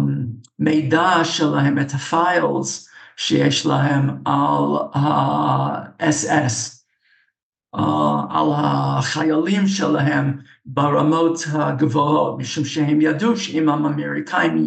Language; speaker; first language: Hebrew; non-native, fluent; English